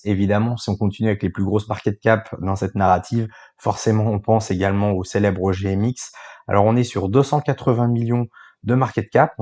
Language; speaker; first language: French; native; French